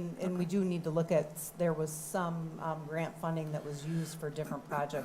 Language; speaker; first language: English; native; English